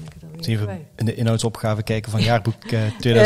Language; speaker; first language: Dutch; native; Dutch